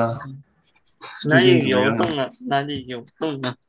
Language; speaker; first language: Chinese; early bilingual, heritage; English